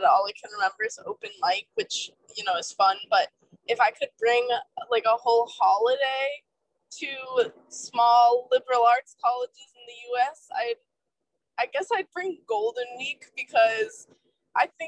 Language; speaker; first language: English; native; English